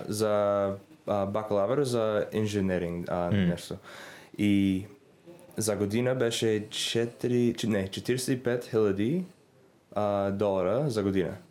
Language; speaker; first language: Bulgarian; non-native, learner; English